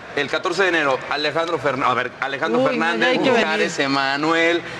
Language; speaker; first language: Spanish; native; Spanish